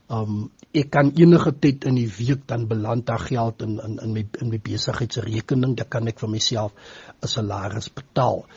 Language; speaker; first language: Afrikaans; native; Afrikaans